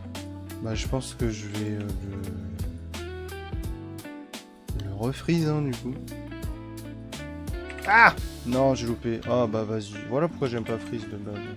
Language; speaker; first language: French; native; French